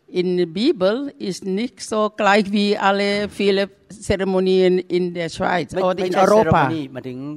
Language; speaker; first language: German; non-native, learner; Thai